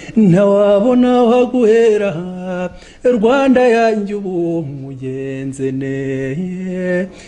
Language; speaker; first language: Kinyarwanda; early bilingual, heritage; Kinyarwanda